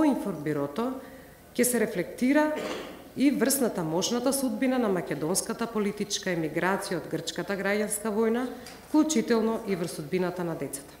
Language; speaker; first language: Macedonian; native; Macedonian